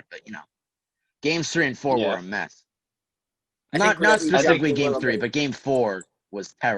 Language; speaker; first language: English; native; English